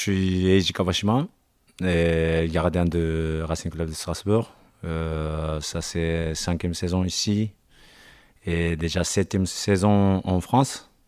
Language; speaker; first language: French; non-native, learner; Japanese